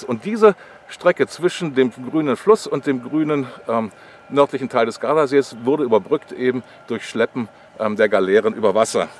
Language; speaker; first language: German; native; German